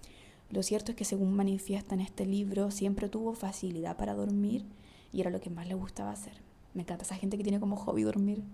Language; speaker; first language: Spanish; native; Spanish